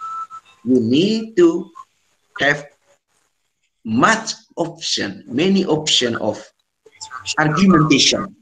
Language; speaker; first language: English; non-native, learner; Indonesian